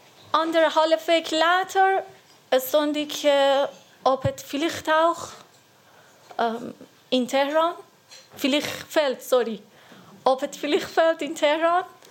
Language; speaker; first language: Dutch; non-native, fluent; Persian